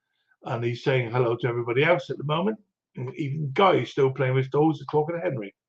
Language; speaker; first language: English; native; English